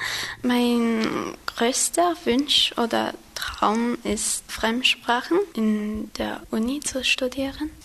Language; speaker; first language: German; non-native, learner; English